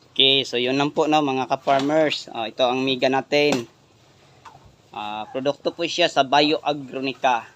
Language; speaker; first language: Filipino; non-native, local second language; Cebuano